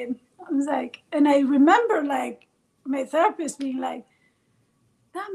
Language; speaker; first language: English; non-native, fluent; Persian